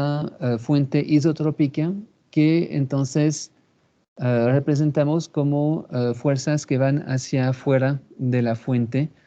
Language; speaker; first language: Spanish; non-native, fluent; French